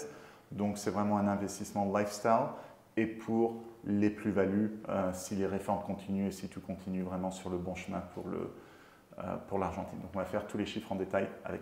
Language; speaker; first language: French; native; French